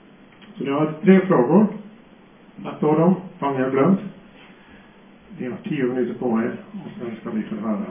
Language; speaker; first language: Swedish; non-native, fluent; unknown